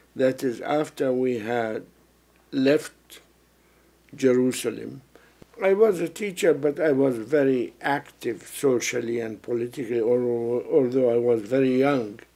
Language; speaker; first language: English; non-native, fluent; Arabic